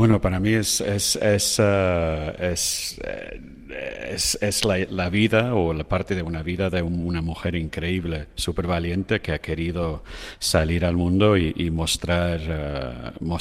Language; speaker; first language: Spanish; non-native, fluent; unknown